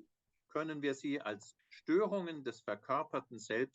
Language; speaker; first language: German; native; German